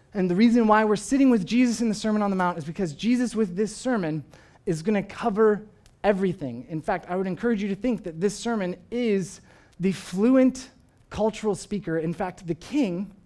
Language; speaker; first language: English; native; English